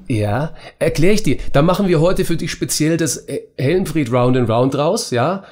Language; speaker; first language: German; native; German